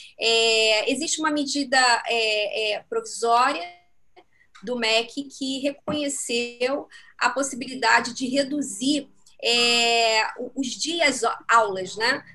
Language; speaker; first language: Portuguese; native; Portuguese